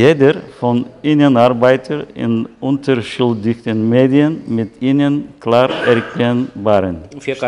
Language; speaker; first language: German; non-native, fluent; Bulgarian